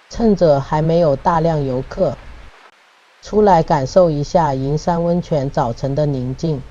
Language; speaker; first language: Chinese; native; Chinese